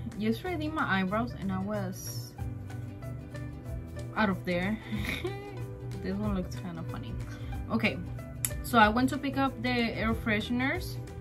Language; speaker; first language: English; early bilingual, other home language; Spanish